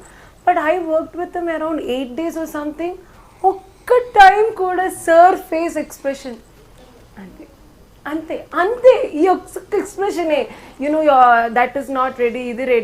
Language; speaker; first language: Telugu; non-native, learner; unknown